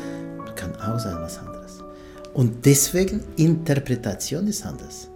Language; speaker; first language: German; non-native, fluent; Russian